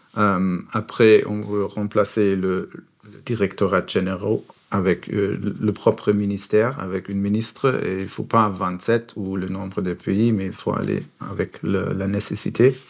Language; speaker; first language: French; non-native, fluent; German